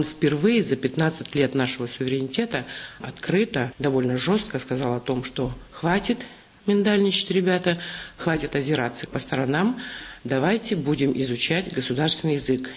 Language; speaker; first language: Russian; non-native, local second language; Kazakh